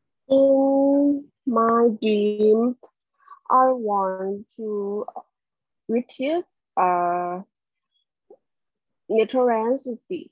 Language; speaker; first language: English; non-native, learner; Thai